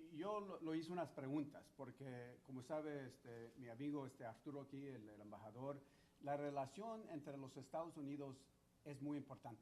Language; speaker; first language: Spanish; early bilingual, heritage; Spanish